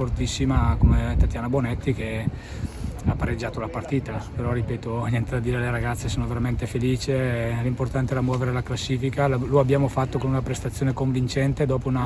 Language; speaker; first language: Italian; native; Italian